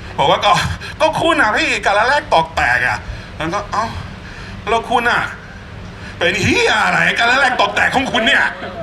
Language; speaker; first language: Thai; non-native, fluent; English